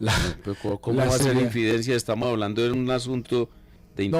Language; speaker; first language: Spanish; native; Spanish